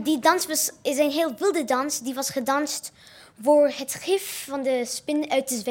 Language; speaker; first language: Dutch; non-native, learner; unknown